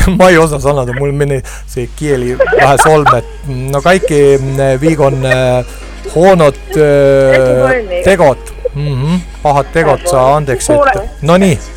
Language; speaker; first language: Finnish; non-native, learner; Estonian